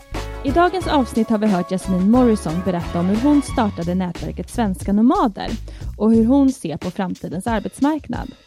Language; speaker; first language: Swedish; native; Swedish